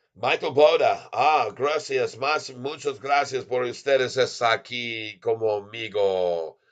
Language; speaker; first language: Spanish; non-native, learner; English